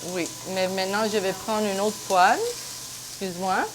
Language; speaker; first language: French; non-native, local second language; English